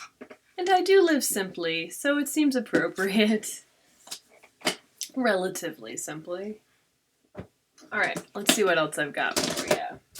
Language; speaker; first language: English; native; English